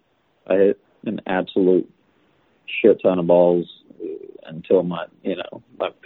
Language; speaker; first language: English; native; English